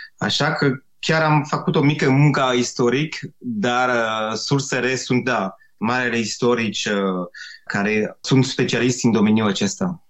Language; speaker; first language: Romanian; non-native, fluent; French